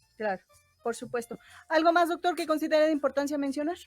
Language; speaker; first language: Spanish; native; Spanish